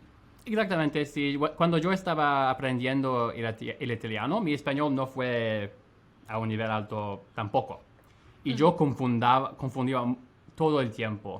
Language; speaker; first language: Spanish; non-native, fluent; English